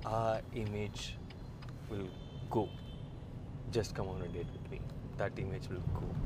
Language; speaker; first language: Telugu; non-native, learner; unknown